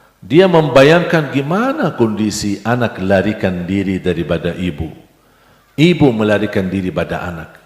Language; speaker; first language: Indonesian; non-native, fluent; Arabic